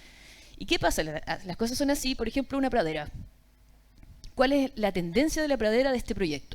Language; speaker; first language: Spanish; native; Spanish